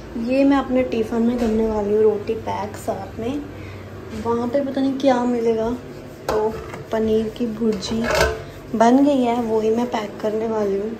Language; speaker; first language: Hindi; non-native, local second language; Punjabi